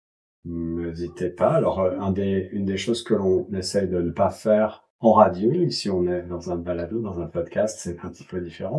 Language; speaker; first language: French; native; French